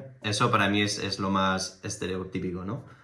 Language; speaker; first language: Spanish; non-native, fluent; French